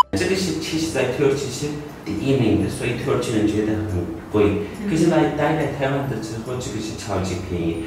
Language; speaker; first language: Chinese; non-native, learner; Turkish